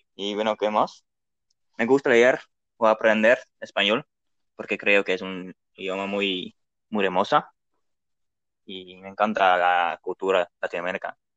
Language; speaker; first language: Spanish; non-native, learner; Dutch